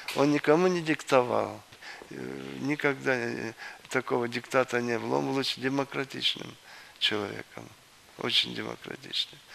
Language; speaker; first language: Russian; non-native, local second language; Kyrgyz